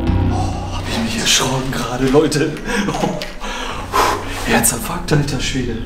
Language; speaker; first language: German; native; German